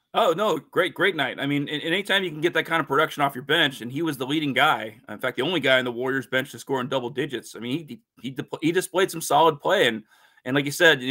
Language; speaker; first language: English; native; English